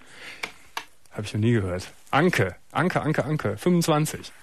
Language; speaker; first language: German; native; German